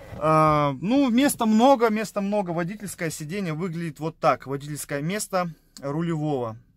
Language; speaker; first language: Russian; native; Russian